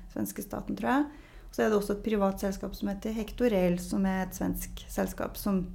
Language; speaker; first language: Norwegian; native; Norwegian